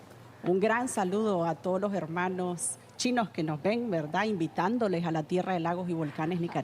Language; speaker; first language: Spanish; native; Spanish